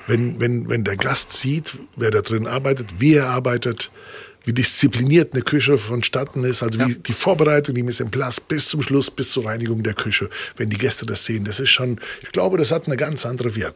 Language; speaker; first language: German; native; German